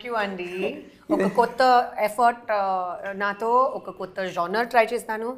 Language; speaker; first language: Telugu; non-native, learner; Hindi